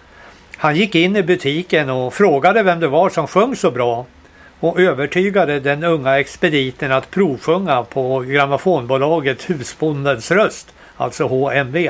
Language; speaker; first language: Swedish; native; Swedish